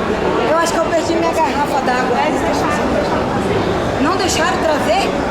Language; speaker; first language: Portuguese; native; Portuguese